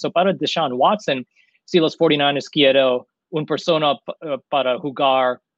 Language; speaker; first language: Spanish; non-native, learner; English